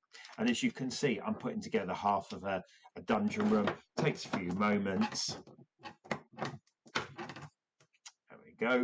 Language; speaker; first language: English; native; English